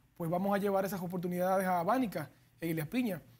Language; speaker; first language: Spanish; native; Spanish